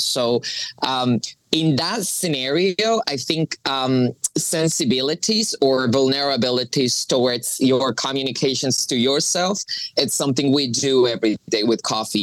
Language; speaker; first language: English; non-native, fluent; Spanish